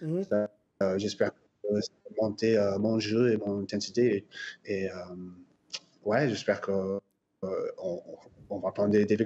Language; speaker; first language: French; non-native, fluent; English